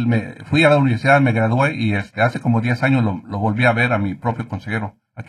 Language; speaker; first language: Spanish; native; Spanish